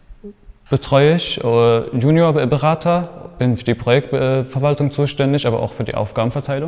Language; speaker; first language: German; native; German